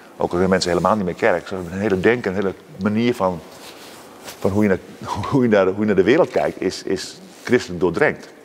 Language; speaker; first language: Dutch; non-native, local second language; Western Frisian